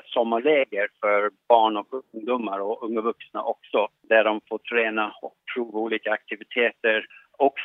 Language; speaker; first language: Swedish; non-native, fluent; English